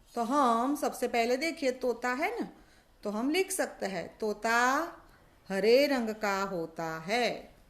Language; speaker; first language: Hindi; non-native, local second language; Gujarati